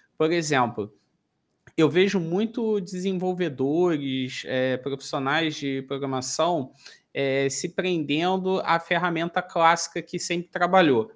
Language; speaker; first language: Portuguese; native; Portuguese